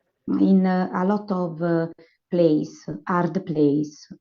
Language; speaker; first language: English; non-native, learner; Italian